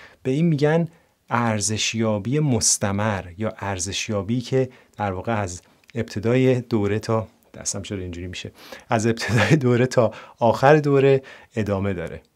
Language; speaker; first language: Persian; native; Persian